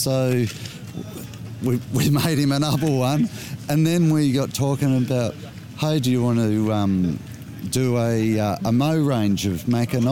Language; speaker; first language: English; native; English